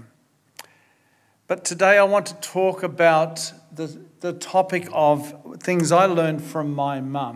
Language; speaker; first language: English; native; English